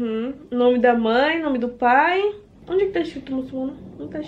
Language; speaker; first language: Portuguese; native; Portuguese